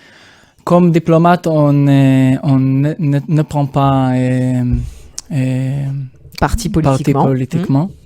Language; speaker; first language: French; non-native, fluent; Hebrew